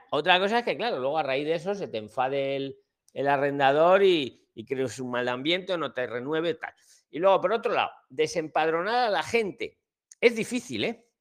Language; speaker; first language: Spanish; native; Spanish